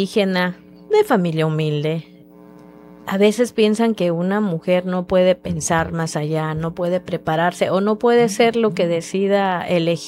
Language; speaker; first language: Spanish; non-native, local second language; Yucateco